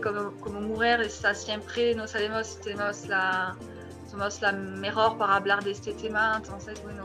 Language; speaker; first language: Spanish; non-native, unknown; French